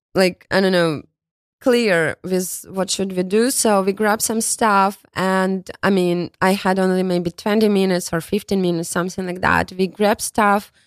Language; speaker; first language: English; non-native, fluent; Ukrainian